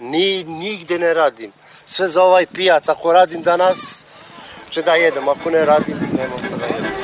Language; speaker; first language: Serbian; non-native, local second language; Romany